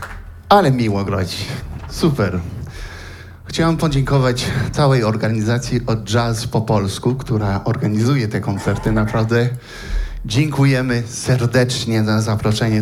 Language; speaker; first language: Polish; non-native, learner; French